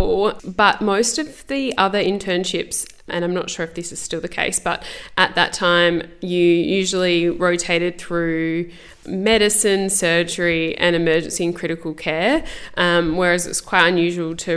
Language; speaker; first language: English; native; English